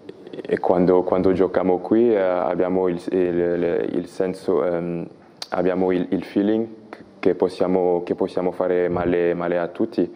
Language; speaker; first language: Italian; non-native, learner; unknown